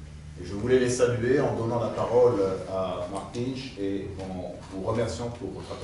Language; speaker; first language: French; native; French